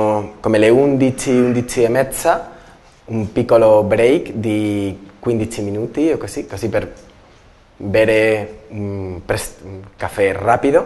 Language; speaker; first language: Italian; non-native, learner; Spanish